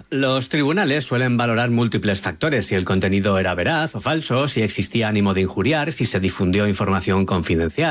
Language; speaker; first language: Spanish; native; Spanish